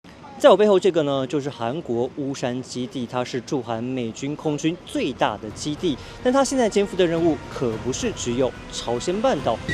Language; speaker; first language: Chinese; native; Chinese